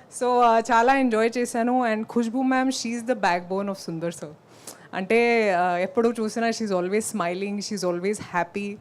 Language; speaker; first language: Telugu; non-native, fluent; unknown